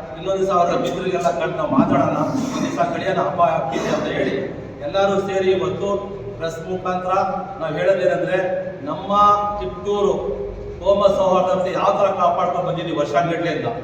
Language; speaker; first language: Kannada; non-native, local second language; Urdu